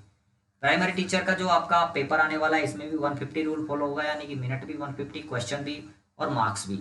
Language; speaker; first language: Hindi; native; Hindi